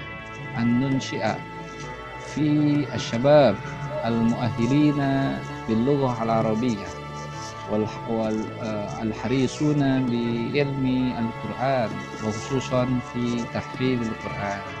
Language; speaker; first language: Arabic; non-native, fluent; Indonesian